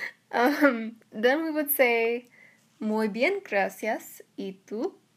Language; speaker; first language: Spanish; non-native, learner; English